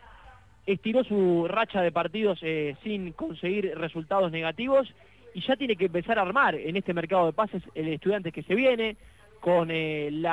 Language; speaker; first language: Spanish; native; Spanish